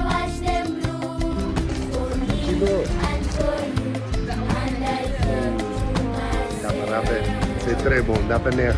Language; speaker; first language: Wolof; non-native, fluent; English